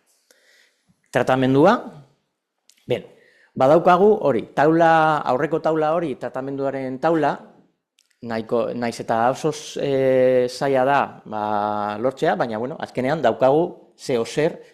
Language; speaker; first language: Basque; non-native, local second language; Spanish